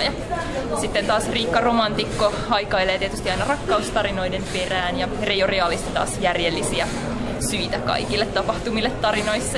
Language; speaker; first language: Finnish; native; Finnish